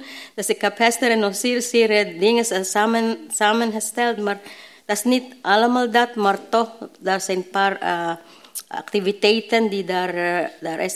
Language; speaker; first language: Dutch; non-native, learner; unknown